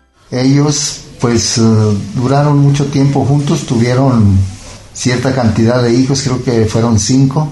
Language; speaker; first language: Spanish; native; Spanish